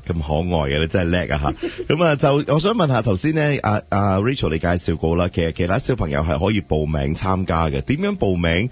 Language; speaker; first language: Cantonese; native; Cantonese